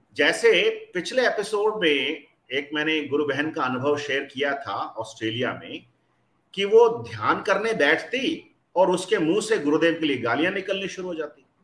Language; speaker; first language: Hindi; native; Hindi